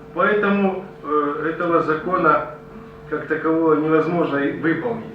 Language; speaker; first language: Russian; native; Russian